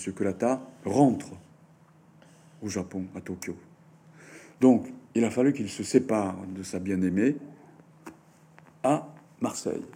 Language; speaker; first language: French; non-native, fluent; Japanese